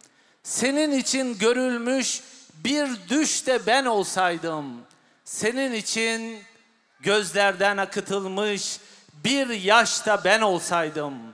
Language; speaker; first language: Turkish; native; Turkish